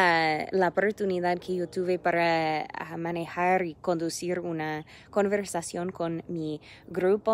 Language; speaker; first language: Spanish; non-native, fluent; English